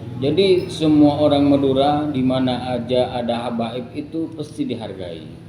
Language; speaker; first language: Indonesian; non-native, local second language; Madurese